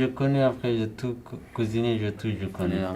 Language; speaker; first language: French; non-native, learner; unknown